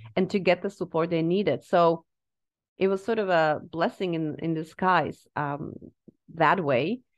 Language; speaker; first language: English; non-native, fluent; Slovak